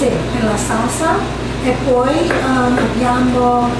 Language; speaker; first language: Italian; non-native, learner; English